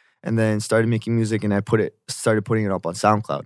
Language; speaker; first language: English; early bilingual, other home language; Korean